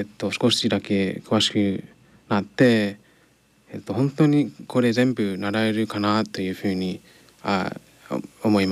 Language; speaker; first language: Japanese; non-native, learner; English